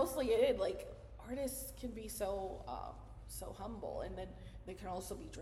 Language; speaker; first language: English; non-native, fluent; Spanish